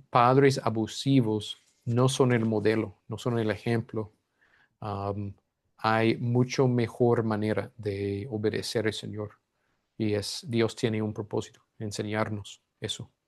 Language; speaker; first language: Spanish; non-native, fluent; English